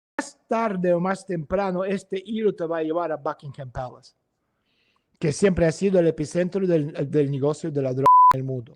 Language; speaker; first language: Spanish; non-native, fluent; Russian